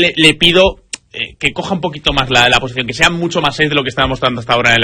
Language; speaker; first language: Spanish; native; Spanish